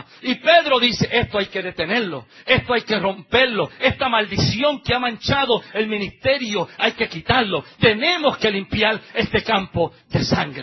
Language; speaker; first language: Spanish; native; Spanish